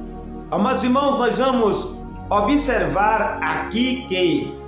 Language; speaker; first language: Portuguese; native; Portuguese